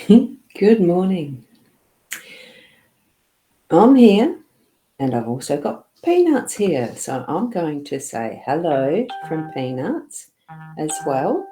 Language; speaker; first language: English; native; English